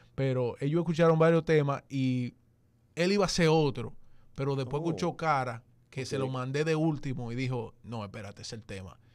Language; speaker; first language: Spanish; early bilingual, heritage; Spanish